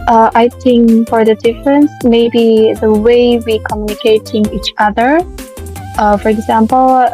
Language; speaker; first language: English; non-native, learner; Indonesian